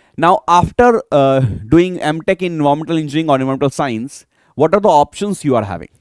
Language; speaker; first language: English; non-native, local second language; Hindi